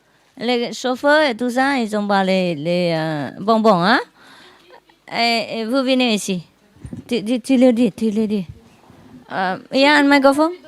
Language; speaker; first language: French; non-native, learner; Vietnamese